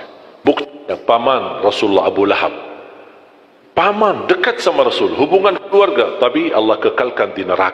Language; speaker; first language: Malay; non-native, fluent; Arabic